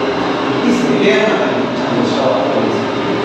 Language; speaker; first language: Japanese; native; Japanese